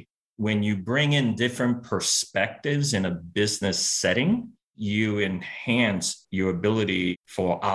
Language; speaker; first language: English; early bilingual, other home language; Spanish